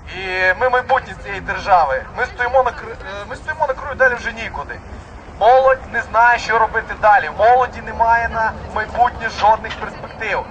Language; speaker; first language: Ukrainian; native; Ukrainian